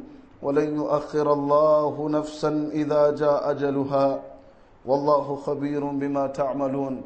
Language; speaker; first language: Arabic; non-native, fluent; Hausa